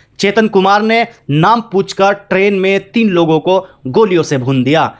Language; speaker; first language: Hindi; native; Hindi